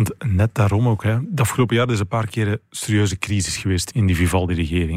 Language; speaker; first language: Dutch; native; Dutch